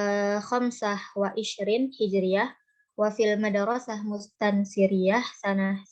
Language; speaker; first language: Arabic; non-native, learner; Indonesian